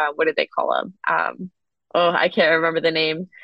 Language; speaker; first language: English; native; English